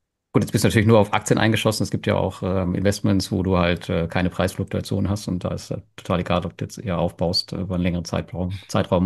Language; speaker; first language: German; native; German